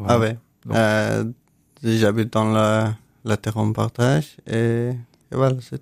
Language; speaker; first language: French; non-native, learner; Persian